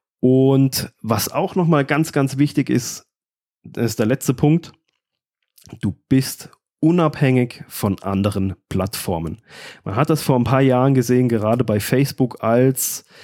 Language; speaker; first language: German; native; German